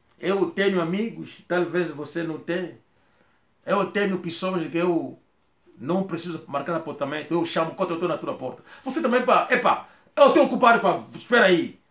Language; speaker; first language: Portuguese; non-native, local second language; Kongo